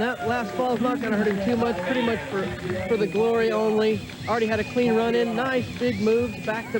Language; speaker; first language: English; native; English